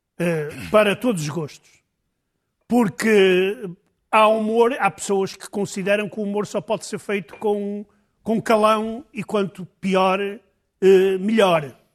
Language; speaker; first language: Portuguese; native; Portuguese